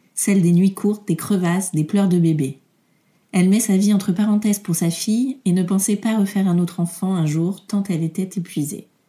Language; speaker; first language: French; native; French